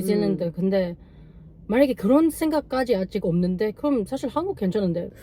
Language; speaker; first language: Korean; non-native, learner; English